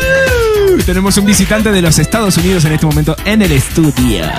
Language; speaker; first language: Spanish; native; Spanish